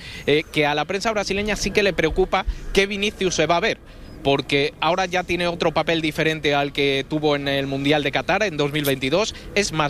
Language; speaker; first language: Spanish; native; Spanish